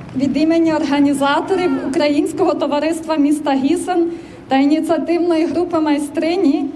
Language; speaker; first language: Ukrainian; native; Ukrainian